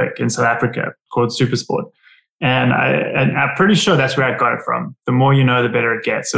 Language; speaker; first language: English; native; English